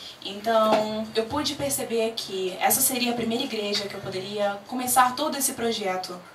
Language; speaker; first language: Portuguese; native; Portuguese